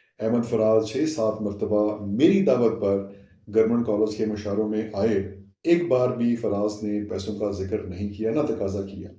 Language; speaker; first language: Urdu; non-native, local second language; Saraiki